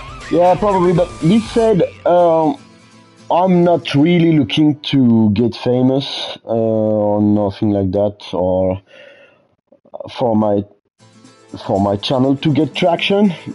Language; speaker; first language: English; non-native, fluent; French